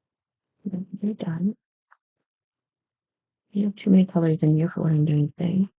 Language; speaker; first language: English; native; English